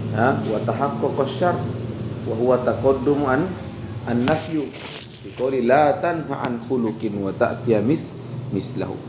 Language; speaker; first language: Arabic; non-native, fluent; Indonesian